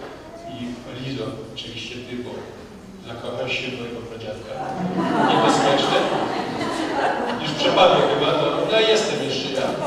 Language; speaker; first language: Polish; early bilingual, heritage; French